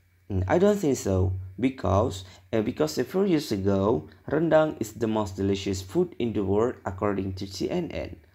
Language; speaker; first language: English; non-native, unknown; Indonesian